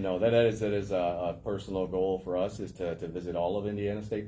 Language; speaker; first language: English; native; English